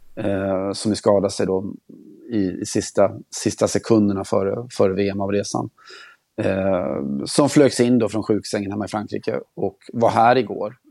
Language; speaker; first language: Swedish; native; Swedish